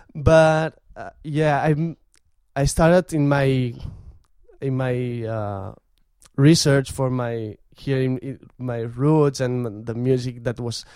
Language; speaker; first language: English; non-native, fluent; Catalan